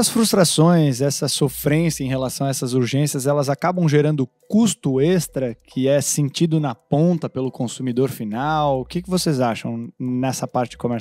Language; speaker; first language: Portuguese; native; Portuguese